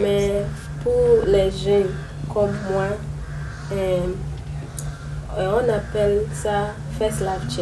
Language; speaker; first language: French; non-native, learner; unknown